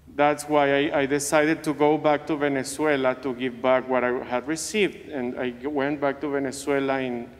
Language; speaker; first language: English; non-native, fluent; Spanish